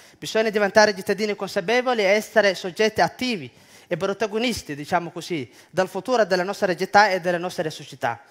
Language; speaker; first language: Italian; non-native, fluent; Somali